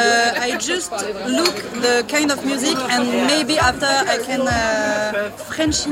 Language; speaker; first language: English; non-native, learner; French